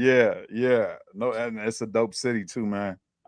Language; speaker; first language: English; native; English